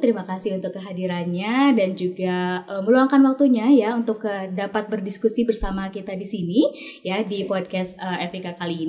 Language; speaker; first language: Indonesian; native; Indonesian